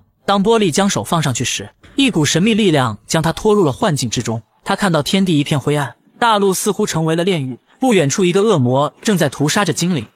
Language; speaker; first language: Chinese; native; Chinese